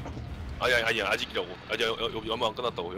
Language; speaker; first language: Korean; native; Korean